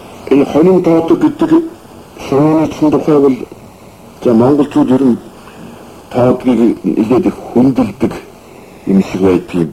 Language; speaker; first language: Mongolian; native; Mongolian